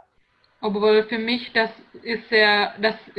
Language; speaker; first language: German; non-native, learner; Indonesian